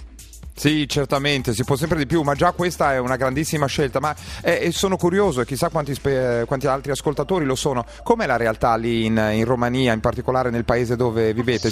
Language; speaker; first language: Italian; native; Italian